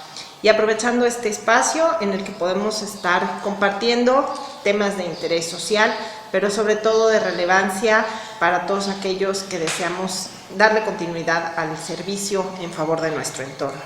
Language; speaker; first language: Spanish; native; Spanish